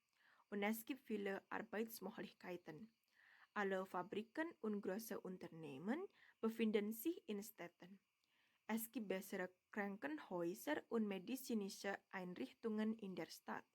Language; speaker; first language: German; non-native, learner; Indonesian